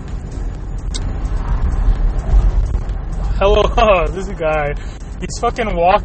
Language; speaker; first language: English; early bilingual, other home language; Spanish